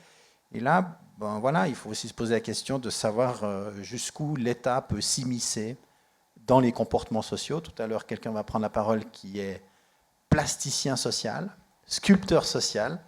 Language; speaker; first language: French; native; French